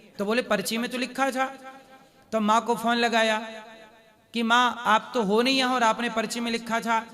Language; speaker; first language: Hindi; native; Hindi